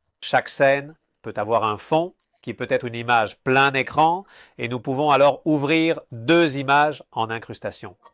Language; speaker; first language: French; non-native, fluent; Spanish